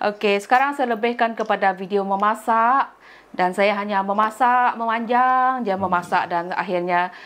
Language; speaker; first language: Malay; non-native, local second language; Iban